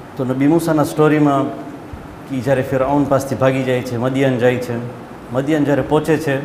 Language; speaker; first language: Gujarati; early bilingual, heritage; Gujarati